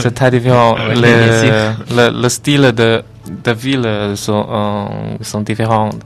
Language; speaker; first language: French; non-native, learner; Chinese